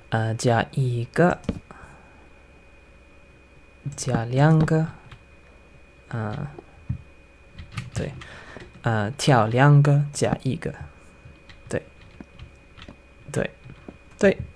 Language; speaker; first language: Chinese; non-native, learner; English